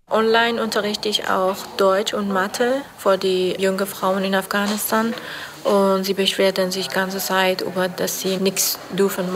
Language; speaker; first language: German; non-native, fluent; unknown